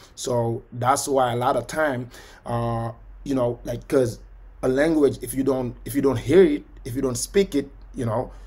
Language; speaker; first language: English; non-native, fluent; Wolof